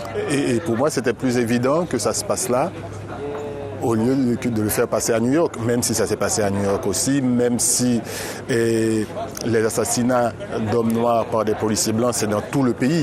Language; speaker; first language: French; non-native, local second language; Haitian Creole